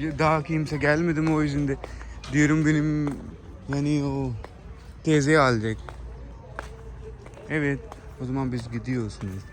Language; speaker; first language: Turkish; non-native, learner; Urdu